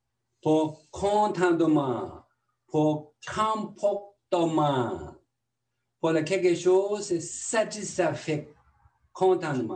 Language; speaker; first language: French; non-native, learner; Tibetan